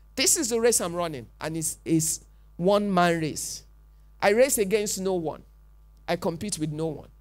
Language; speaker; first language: English; non-native, local second language; Yoruba